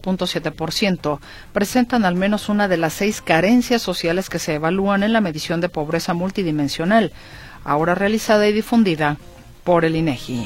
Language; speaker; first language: Spanish; native; Spanish